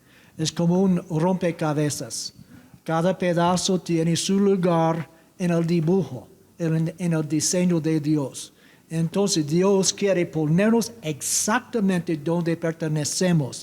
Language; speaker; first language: Spanish; non-native, learner; English